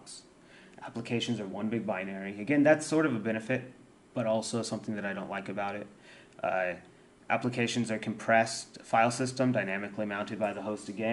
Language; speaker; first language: English; native; English